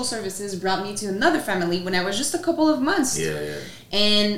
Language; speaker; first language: English; non-native, fluent; French